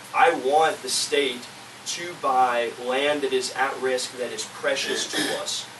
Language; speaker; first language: English; native; English